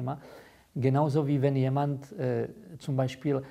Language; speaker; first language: German; non-native, fluent; Czech